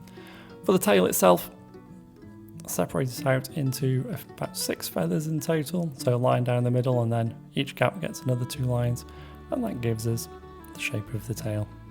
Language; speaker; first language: English; native; English